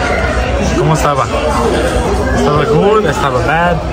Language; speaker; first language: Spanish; early bilingual, heritage; Spanish